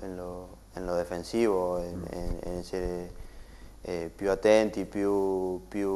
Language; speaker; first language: Italian; non-native, learner; Spanish